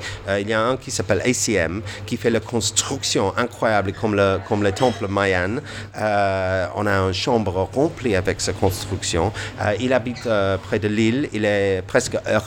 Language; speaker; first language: French; non-native, fluent; English